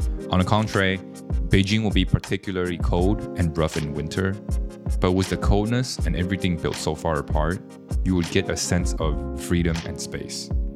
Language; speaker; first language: English; early bilingual, other home language; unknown